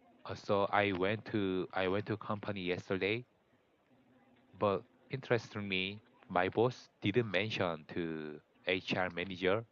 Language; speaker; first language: English; non-native, learner; Korean